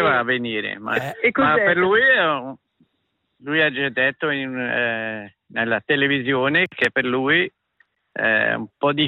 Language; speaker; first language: Italian; non-native, local second language; German